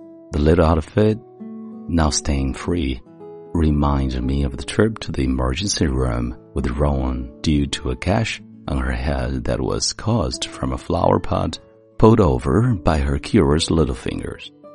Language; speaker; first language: English; non-native, fluent; Chinese